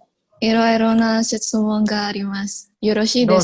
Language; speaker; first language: Japanese; non-native, learner; Indonesian